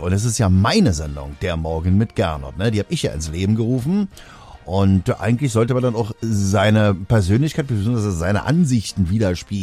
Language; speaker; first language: German; native; German